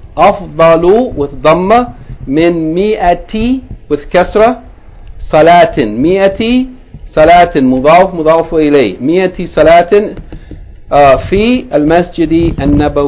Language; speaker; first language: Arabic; non-native, fluent; English